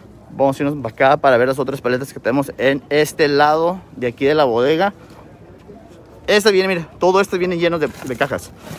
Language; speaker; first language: Spanish; early bilingual, heritage; Spanish